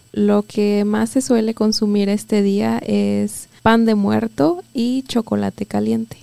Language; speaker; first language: Spanish; native; Spanish